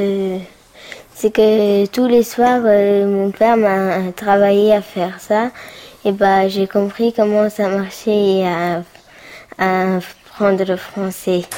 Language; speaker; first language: French; early bilingual, other home language; Pashto